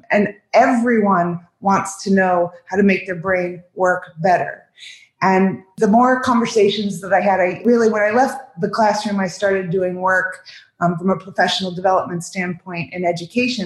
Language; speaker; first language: English; native; English